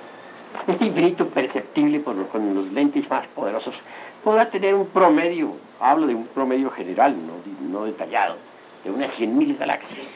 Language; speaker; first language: Spanish; native; Spanish